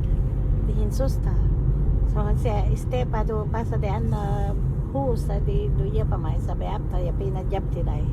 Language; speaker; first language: Danish; non-native, learner; Filipino